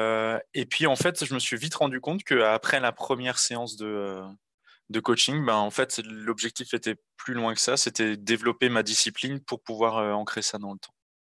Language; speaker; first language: French; native; French